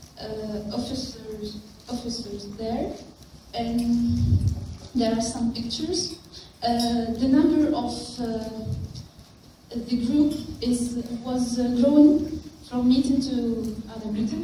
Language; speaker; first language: English; non-native, local second language; Arabic